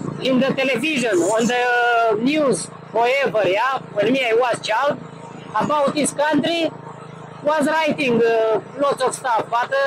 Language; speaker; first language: English; non-native, learner; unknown